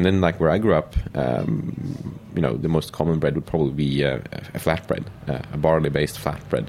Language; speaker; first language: English; non-native, fluent; Swedish